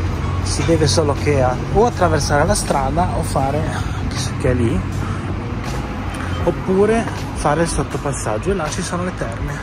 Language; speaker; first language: Italian; native; Italian